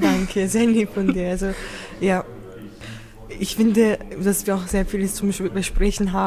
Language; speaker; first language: German; early bilingual, other home language; Turkish